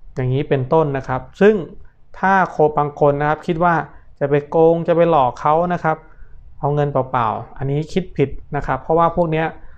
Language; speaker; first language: Thai; native; Thai